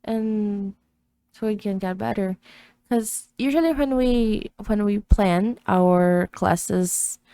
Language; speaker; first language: English; non-native, fluent; Portuguese